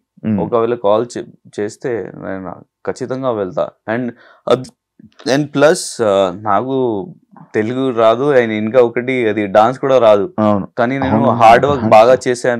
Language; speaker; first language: Telugu; non-native, learner; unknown